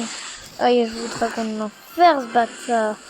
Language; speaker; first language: French; native; French